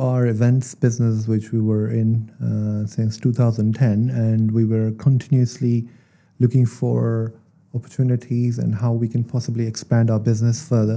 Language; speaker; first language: English; non-native, local second language; Urdu